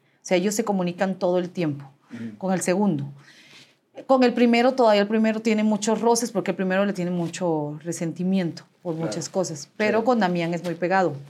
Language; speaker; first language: Spanish; native; Spanish